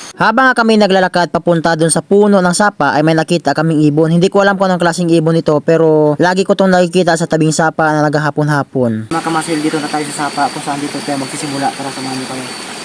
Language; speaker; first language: Filipino; native; Filipino